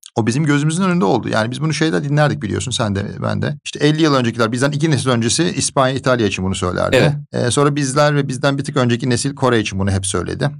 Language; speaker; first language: Turkish; native; Turkish